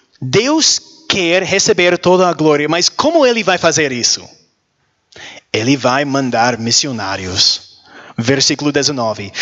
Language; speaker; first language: Portuguese; non-native, learner; English